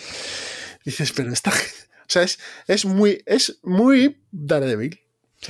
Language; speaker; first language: Spanish; native; Spanish